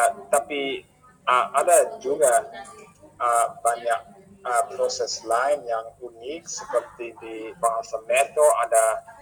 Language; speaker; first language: Indonesian; non-native, fluent; English